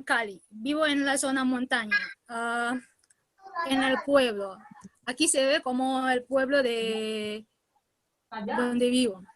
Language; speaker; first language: Spanish; non-native, learner; Indonesian